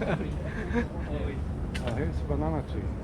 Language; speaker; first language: English; non-native, learner; Swedish